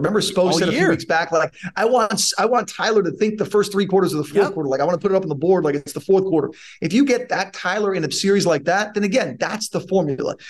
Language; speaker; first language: English; native; English